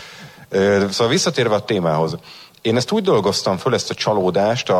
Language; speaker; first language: Hungarian; native; Hungarian